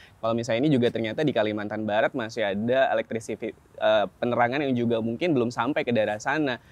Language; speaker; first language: Indonesian; native; Indonesian